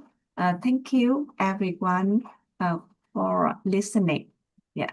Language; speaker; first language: English; non-native, learner; Vietnamese